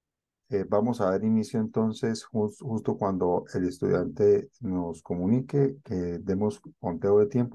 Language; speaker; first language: Spanish; native; Spanish